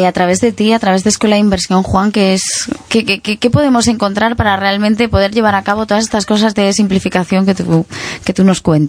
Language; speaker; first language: Spanish; native; Spanish